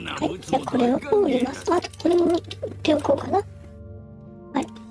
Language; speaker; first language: Japanese; native; Japanese